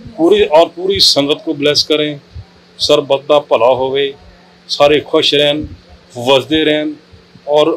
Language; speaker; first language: Hindi; native; Hindi